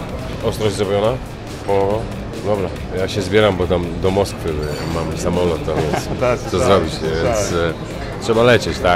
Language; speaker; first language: Polish; native; Polish